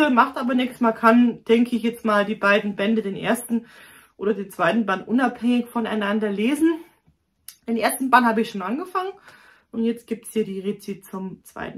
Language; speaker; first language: German; native; German